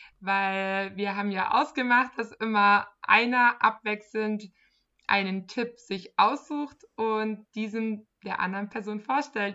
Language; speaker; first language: German; native; German